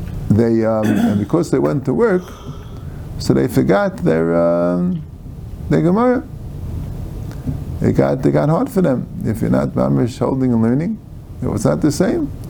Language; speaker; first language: English; native; English